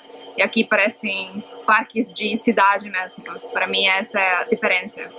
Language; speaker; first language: Portuguese; non-native, fluent; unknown